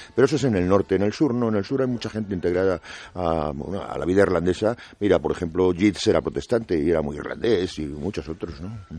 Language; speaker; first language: Spanish; native; Spanish